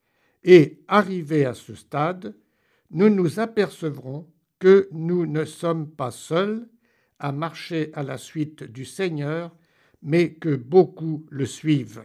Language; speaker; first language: French; native; French